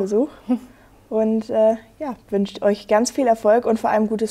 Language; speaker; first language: German; native; German